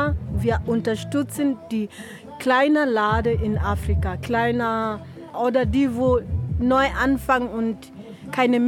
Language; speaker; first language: German; non-native, learner; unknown